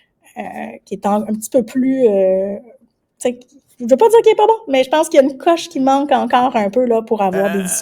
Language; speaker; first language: French; native; French